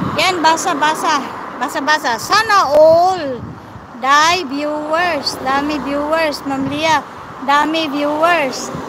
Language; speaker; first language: Filipino; non-native, local second language; Cebuano